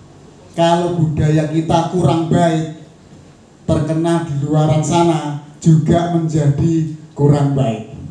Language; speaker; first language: Indonesian; native; Indonesian